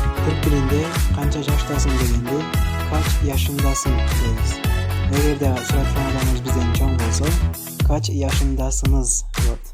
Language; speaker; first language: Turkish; non-native, fluent; Kyrgyz